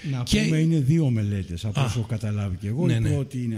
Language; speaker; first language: Greek; native; Greek